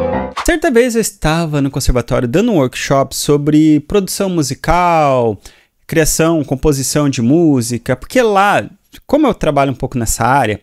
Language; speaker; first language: Portuguese; native; Portuguese